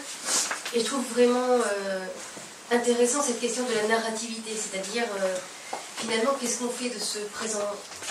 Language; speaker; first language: French; native; French